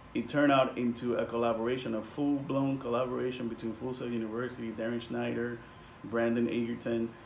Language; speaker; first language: English; non-native, local second language; Spanish